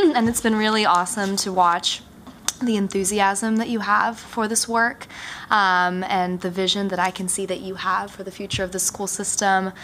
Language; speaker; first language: English; early bilingual, other home language; Japanese